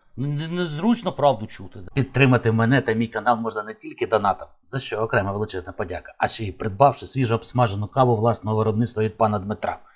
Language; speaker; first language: Ukrainian; native; Ukrainian